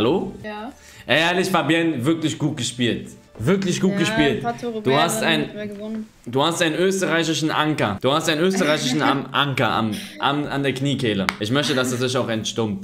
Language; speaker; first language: German; native; German